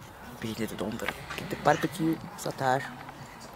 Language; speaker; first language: Dutch; native; Dutch